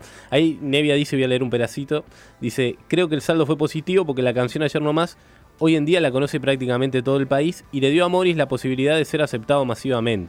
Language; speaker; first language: Spanish; native; Spanish